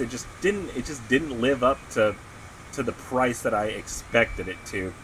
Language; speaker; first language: English; native; English